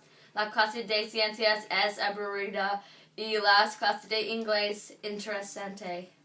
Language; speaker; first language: Spanish; non-native, learner; English